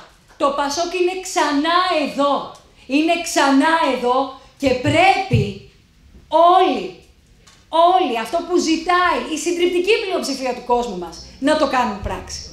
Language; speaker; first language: Greek; native; Greek